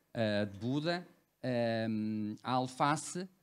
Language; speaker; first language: Portuguese; early bilingual, other home language; Cantonese